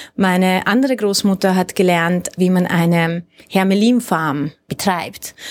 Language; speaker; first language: German; early bilingual, other home language; Hungarian